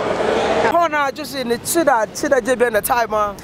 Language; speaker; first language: Chinese; non-native, fluent; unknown